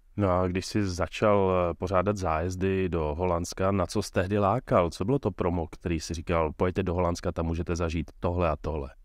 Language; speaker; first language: Czech; native; Czech